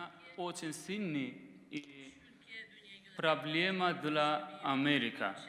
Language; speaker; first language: Russian; non-native, learner; Persian